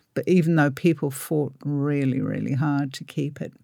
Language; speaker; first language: English; native; English